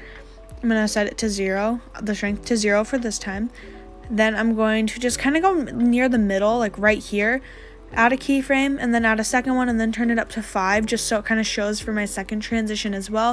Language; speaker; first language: English; native; English